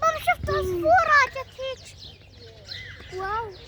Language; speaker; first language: Arabic; native; Arabic